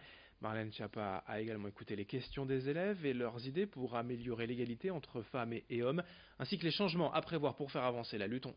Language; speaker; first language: French; native; French